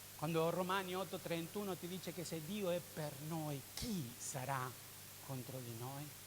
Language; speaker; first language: Italian; non-native, fluent; Spanish